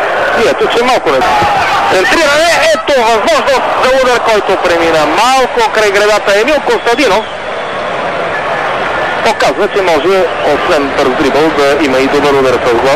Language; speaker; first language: Bulgarian; native; Bulgarian